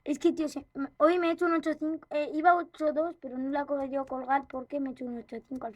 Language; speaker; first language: Spanish; native; Spanish